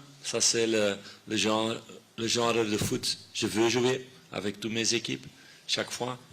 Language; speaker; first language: French; non-native, fluent; Dutch